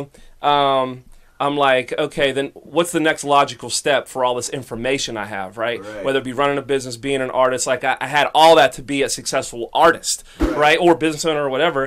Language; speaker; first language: English; native; English